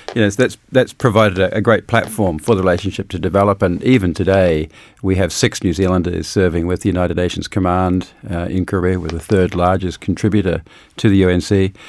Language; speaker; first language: English; native; English